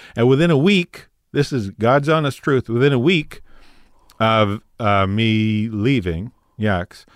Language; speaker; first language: English; native; English